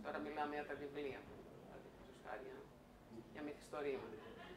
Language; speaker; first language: Greek; non-native, fluent; Croatian